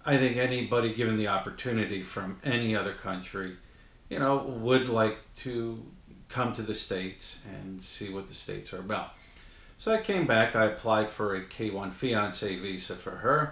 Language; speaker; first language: English; native; English